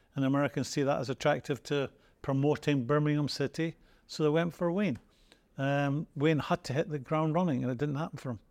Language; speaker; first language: English; native; English